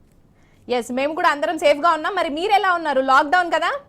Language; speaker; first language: Telugu; native; Telugu